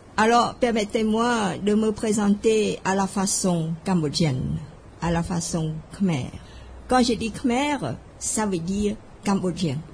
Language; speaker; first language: French; non-native, fluent; Khmer